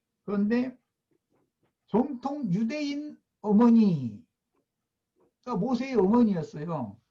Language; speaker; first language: Korean; native; Korean